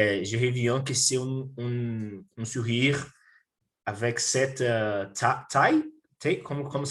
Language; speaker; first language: French; non-native, learner; Portuguese